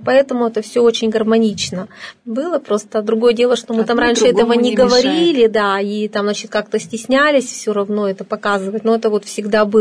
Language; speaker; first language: Russian; native; Russian